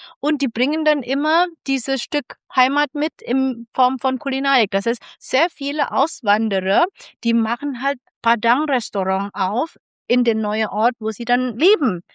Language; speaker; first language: German; non-native, fluent; Indonesian